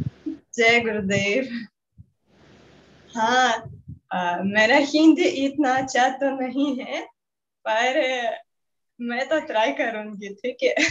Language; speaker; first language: Hindi; non-native, learner; Russian